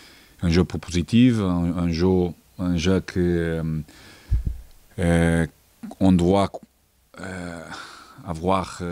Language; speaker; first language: French; non-native, fluent; Portuguese